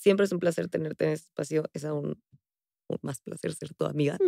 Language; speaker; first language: Spanish; native; Spanish